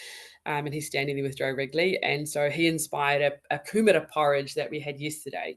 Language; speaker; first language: English; native; English